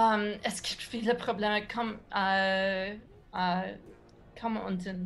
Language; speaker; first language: German; non-native, learner; English